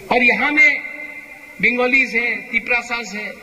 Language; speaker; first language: Hindi; non-native, local second language; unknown